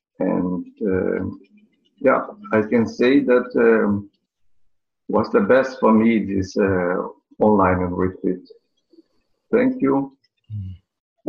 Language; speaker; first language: English; non-native, learner; Portuguese